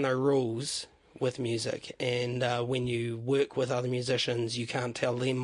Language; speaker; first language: English; native; English